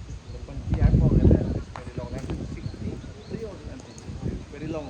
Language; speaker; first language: English; non-native, learner; Balinese